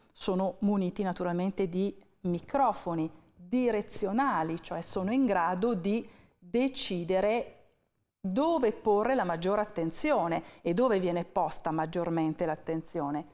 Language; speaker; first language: Italian; native; Italian